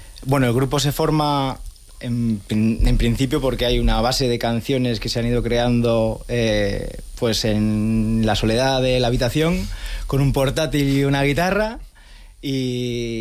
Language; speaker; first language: Spanish; native; Spanish